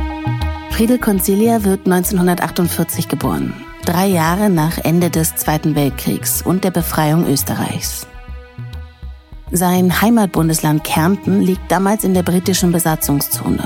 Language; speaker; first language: German; native; German